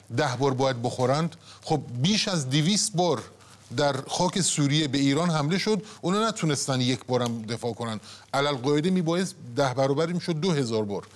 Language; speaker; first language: Persian; native; Persian